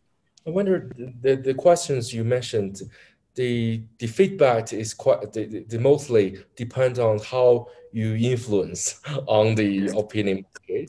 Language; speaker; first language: English; non-native, learner; Chinese